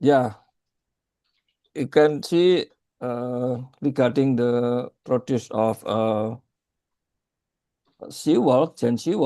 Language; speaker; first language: English; non-native, learner; Indonesian